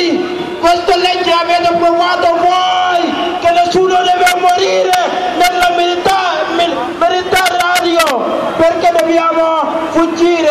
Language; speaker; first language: Italian; non-native, learner; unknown